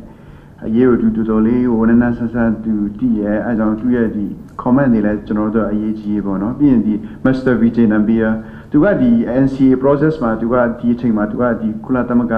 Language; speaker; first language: Burmese; non-native, local second language; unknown